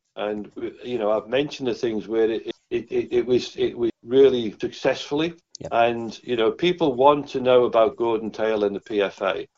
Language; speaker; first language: English; native; English